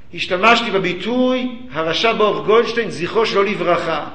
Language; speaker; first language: Hebrew; early bilingual, other home language; English